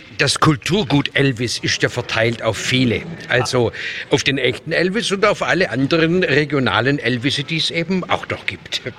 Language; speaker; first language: German; native; German